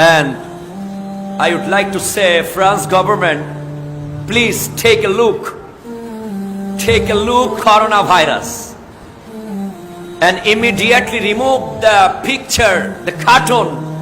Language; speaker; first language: English; non-native, local second language; Bangla